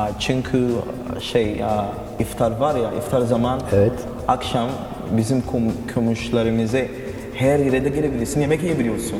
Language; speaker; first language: Turkish; non-native, learner; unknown